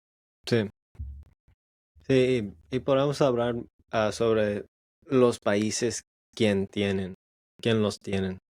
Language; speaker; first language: Spanish; non-native, learner; English